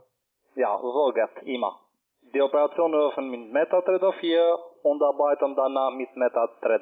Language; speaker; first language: German; non-native, learner; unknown